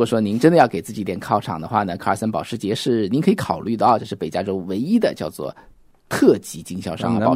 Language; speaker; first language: Chinese; native; Chinese